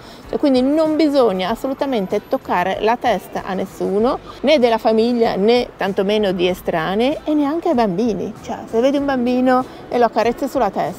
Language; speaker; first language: Italian; native; Italian